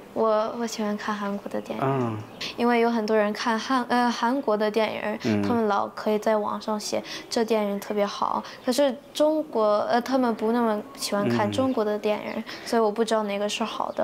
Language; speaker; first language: Chinese; early bilingual, heritage; Chinese